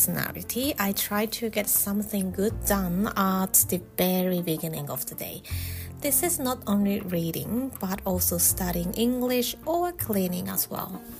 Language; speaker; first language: English; non-native, fluent; Japanese